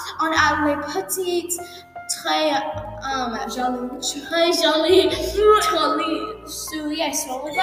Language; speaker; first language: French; non-native, learner; English